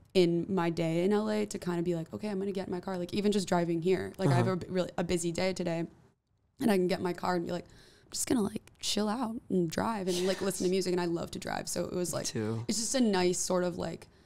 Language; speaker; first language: English; native; English